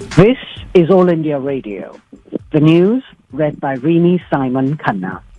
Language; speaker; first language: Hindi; non-native, local second language; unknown